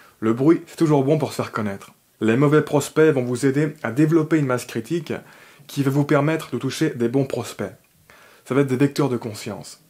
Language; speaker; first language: French; native; French